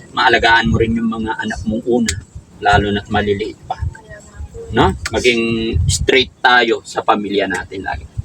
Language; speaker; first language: Filipino; non-native, local second language; Pangasinan